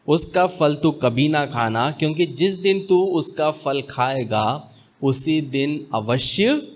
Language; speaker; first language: Hindi; native; Hindi